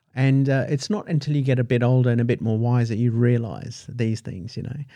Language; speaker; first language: English; native; English